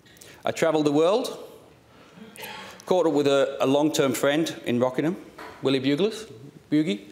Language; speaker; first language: English; native; English